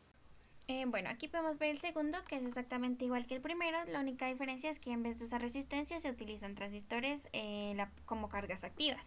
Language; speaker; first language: Spanish; native; Spanish